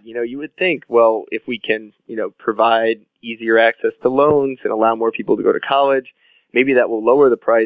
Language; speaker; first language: English; native; English